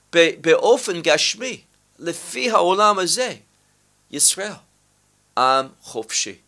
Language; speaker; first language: Hebrew; non-native, fluent; English